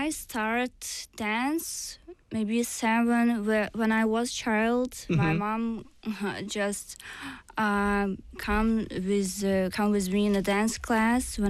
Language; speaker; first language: English; non-native, learner; Russian